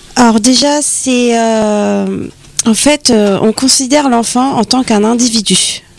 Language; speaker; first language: French; native; French